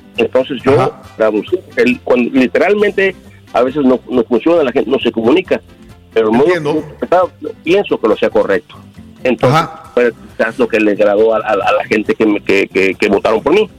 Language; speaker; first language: Spanish; native; Spanish